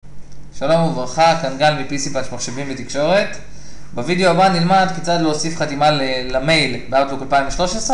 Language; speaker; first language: Hebrew; native; Hebrew